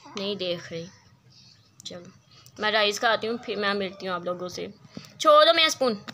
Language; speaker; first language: Urdu; native; Urdu